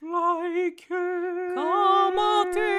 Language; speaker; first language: French; native; French